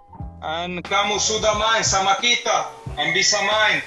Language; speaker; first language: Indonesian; non-native, learner; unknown